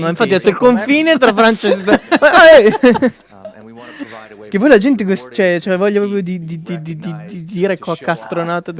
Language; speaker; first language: Italian; native; Italian